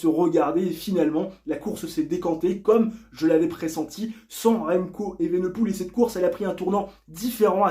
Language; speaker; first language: French; native; French